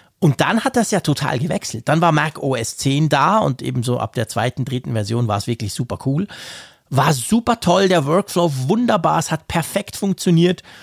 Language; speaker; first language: German; native; German